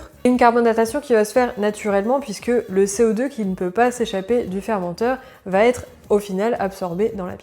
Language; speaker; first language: French; native; French